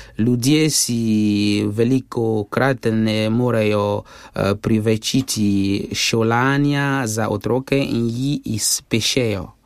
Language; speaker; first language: Slovenian; non-native, fluent; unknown